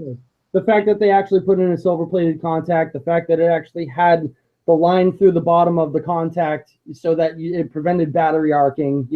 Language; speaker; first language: English; native; English